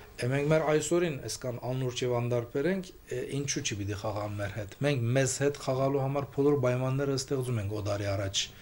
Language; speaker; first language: Armenian; early bilingual, heritage; Armenian